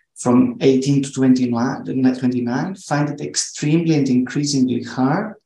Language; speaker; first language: English; non-native, fluent; Greek